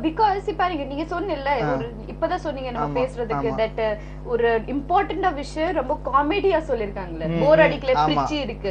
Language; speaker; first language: Tamil; non-native, local second language; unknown